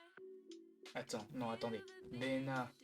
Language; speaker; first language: French; native; French